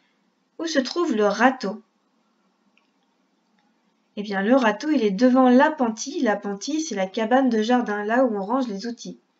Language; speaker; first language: French; native; French